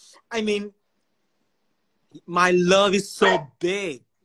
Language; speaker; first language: English; non-native, learner; Thai